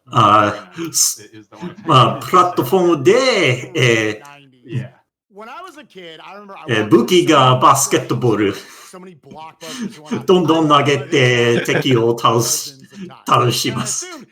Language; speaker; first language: Japanese; non-native, learner; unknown